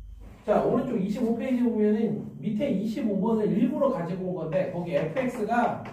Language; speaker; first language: Korean; native; Korean